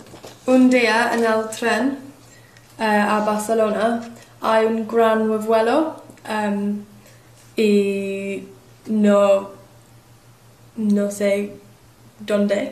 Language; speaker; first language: Spanish; non-native, learner; English